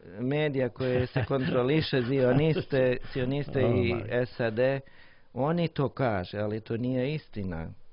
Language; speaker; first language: Croatian; non-native, learner; English